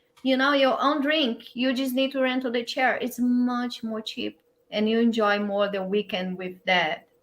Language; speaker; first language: English; non-native, learner; Portuguese